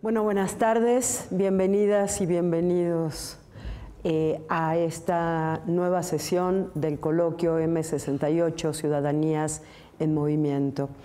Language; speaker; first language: Spanish; native; Spanish